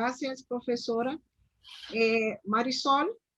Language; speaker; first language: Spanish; non-native, learner; Portuguese